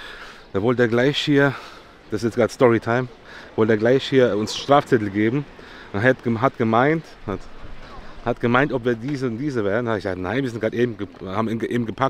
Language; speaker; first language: German; native; German